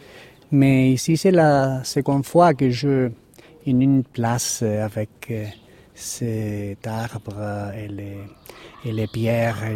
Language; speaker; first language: French; non-native, fluent; Spanish